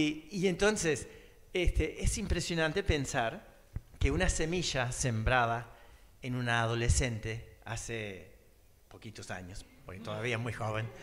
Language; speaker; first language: Spanish; early bilingual, other home language; English